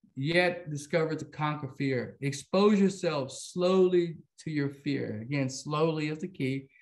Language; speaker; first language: English; native; English